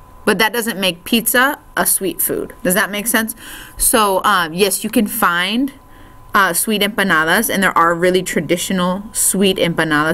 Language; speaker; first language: English; native; English